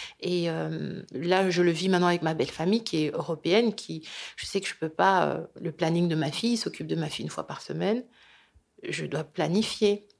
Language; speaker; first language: French; early bilingual, other home language; Lingala